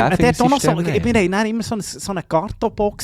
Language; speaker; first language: German; native; German